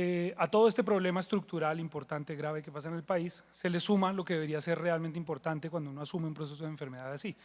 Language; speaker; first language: Spanish; native; Spanish